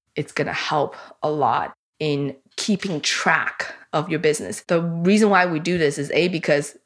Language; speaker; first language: English; early bilingual, other home language; Chinese